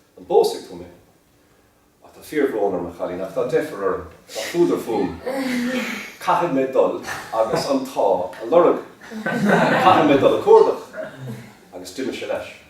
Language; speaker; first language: Irish; native; Irish